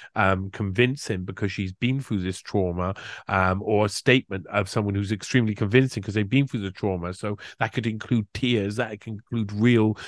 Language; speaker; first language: English; native; English